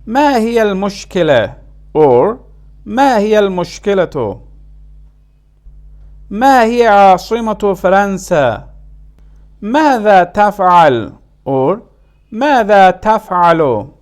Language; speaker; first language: Arabic; non-native, fluent; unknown